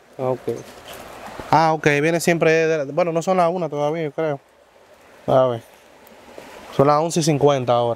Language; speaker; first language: Spanish; native; Spanish